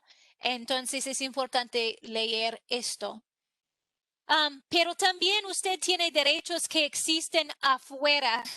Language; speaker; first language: Spanish; non-native, fluent; English